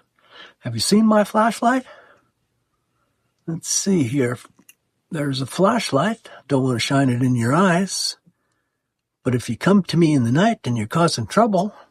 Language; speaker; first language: English; native; English